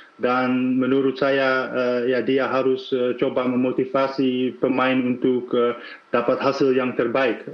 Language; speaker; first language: Indonesian; non-native, fluent; Dutch